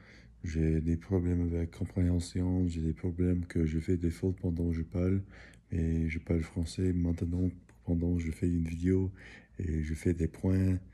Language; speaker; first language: French; early bilingual, heritage; English